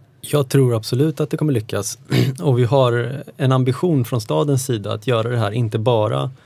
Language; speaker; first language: Swedish; native; Swedish